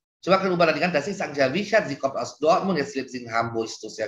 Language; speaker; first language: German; non-native, learner; Indonesian